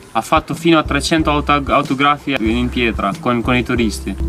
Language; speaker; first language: Italian; non-native, fluent; Albanian